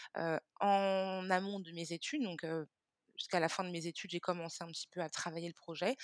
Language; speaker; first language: French; early bilingual, other home language; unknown